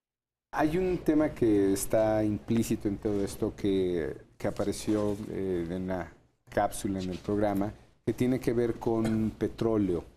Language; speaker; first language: Spanish; native; Spanish